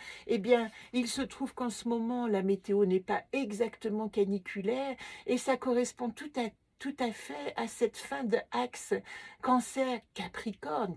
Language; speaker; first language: French; native; French